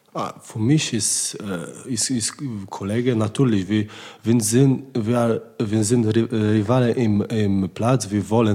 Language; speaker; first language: German; non-native, learner; Polish